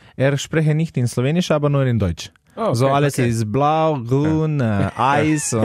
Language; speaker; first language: German; non-native, fluent; Slovenian